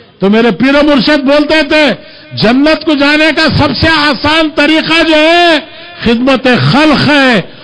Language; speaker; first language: Urdu; native; Urdu